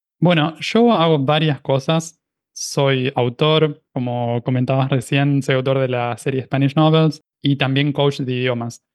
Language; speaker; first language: Spanish; native; Spanish